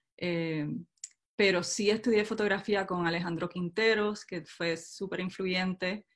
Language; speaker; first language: Spanish; native; Spanish